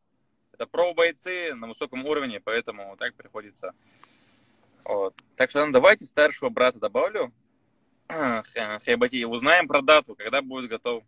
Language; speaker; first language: Russian; native; Russian